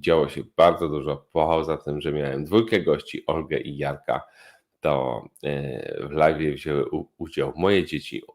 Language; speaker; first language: Polish; native; Polish